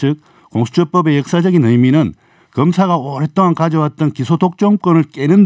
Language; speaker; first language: Korean; native; Korean